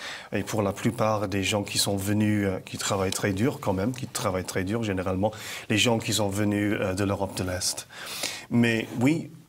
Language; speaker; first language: French; non-native, fluent; English